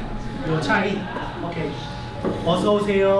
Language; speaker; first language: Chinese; non-native, fluent; Korean